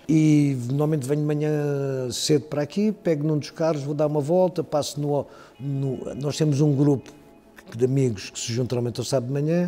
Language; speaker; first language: Portuguese; native; Portuguese